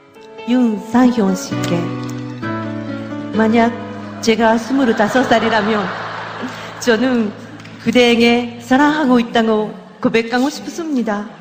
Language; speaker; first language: Korean; non-native, learner; Japanese